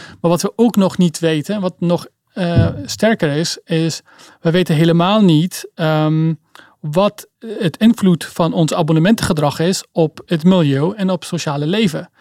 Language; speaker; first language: Dutch; early bilingual, other home language; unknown